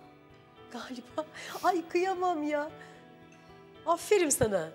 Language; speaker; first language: Turkish; native; Turkish